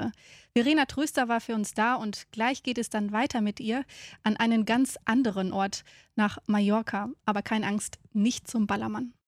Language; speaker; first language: German; native; German